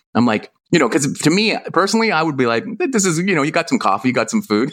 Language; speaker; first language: English; native; English